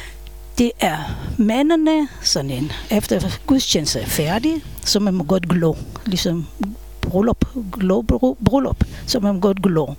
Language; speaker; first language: Danish; non-native, fluent; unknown